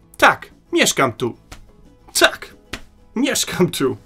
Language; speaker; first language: Polish; non-native, learner; German